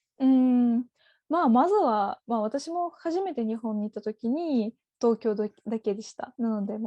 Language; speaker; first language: Japanese; non-native, fluent; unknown